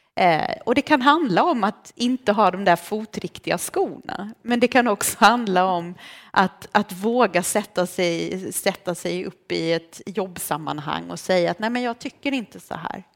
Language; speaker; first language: Swedish; early bilingual, other home language; Romanian